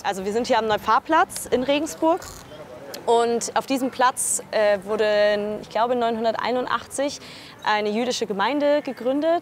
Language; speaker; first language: German; native; German